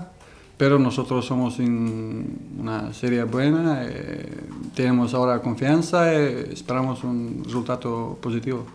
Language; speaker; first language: Spanish; non-native, learner; Serbian